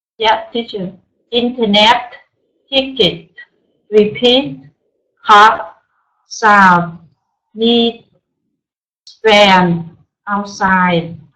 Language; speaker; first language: English; non-native, learner; Vietnamese